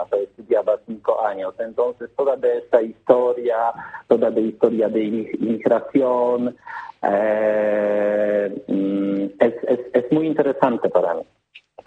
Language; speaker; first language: Spanish; non-native, learner; Polish